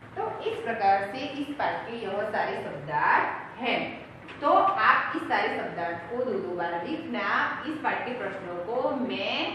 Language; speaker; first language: Hindi; non-native, local second language; Gujarati